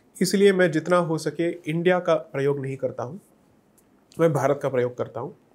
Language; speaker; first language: Hindi; non-native, local second language; Tamil